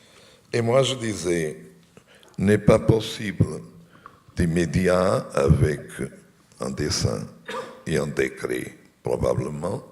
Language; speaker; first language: French; non-native, fluent; Portuguese